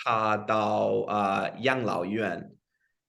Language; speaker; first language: Chinese; non-native, fluent; English